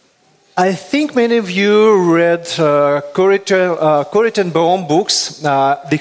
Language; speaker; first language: English; non-native, fluent; Russian